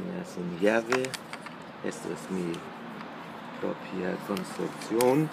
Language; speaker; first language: Spanish; non-native, fluent; German